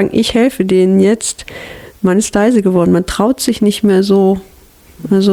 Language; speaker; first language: German; native; German